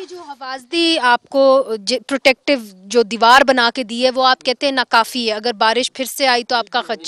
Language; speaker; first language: Urdu; native; Urdu